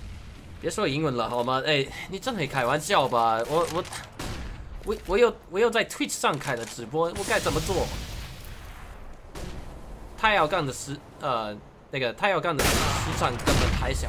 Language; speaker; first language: Chinese; non-native, learner; English